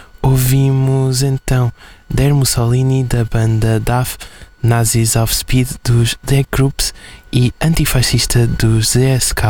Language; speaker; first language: Portuguese; native; Portuguese